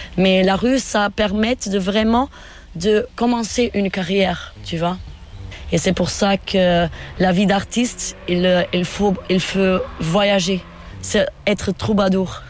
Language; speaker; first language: French; non-native, fluent; Portuguese